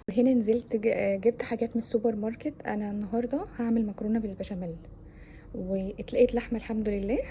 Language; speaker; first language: Arabic; native; Arabic